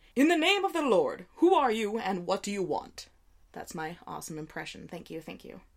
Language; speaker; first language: English; native; English